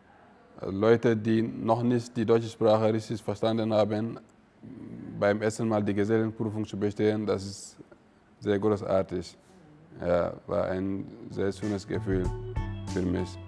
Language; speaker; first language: German; non-native, fluent; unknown